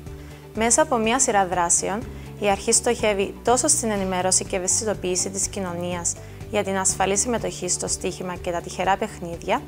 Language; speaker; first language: Greek; native; Greek